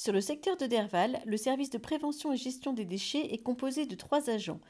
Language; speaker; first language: French; native; French